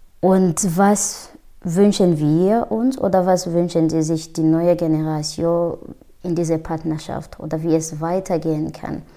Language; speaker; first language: German; non-native, fluent; Kinyarwanda